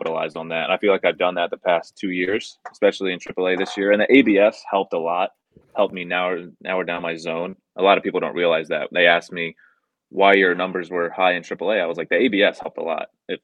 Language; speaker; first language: English; native; English